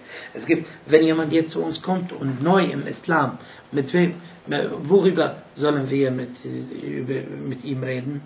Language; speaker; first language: German; non-native, fluent; Arabic